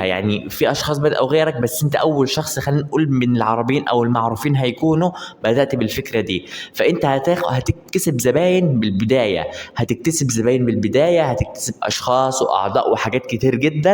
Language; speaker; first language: Arabic; native; Arabic